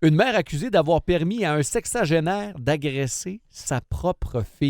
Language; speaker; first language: French; native; French